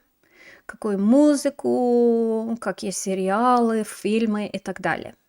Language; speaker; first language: Russian; non-native, fluent; English